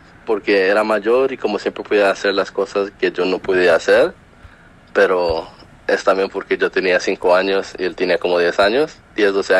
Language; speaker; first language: Spanish; early bilingual, heritage; Spanish